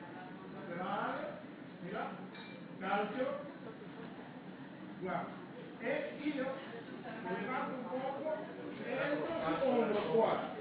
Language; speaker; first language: Italian; non-native, learner; Romanian